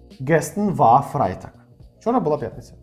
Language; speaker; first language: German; non-native, fluent; Ukrainian